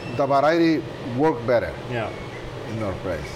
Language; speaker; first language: English; non-native, learner; Spanish